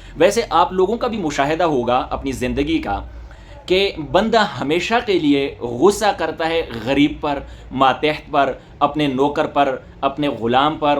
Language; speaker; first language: Urdu; non-native, local second language; Northern Hindko